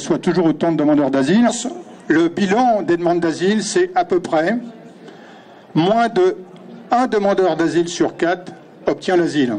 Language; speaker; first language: French; native; French